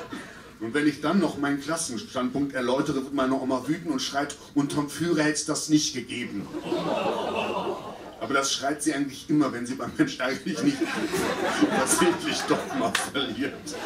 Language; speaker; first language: German; native; German